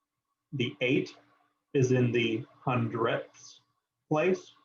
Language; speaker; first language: English; native; English